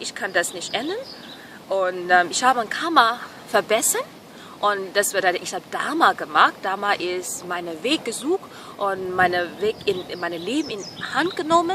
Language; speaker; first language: German; non-native, fluent; Burmese